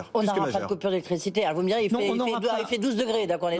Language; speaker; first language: French; native; French